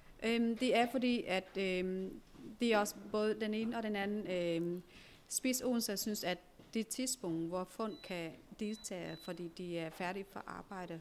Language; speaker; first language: Danish; non-native, fluent; Vietnamese